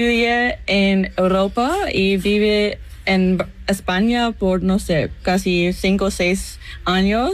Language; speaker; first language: Spanish; non-native, learner; English